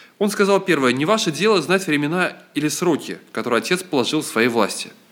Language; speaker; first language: Russian; native; Russian